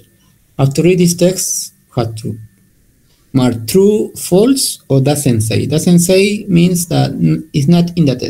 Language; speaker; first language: English; non-native, learner; Spanish